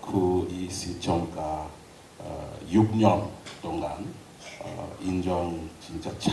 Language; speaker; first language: Korean; non-native, learner; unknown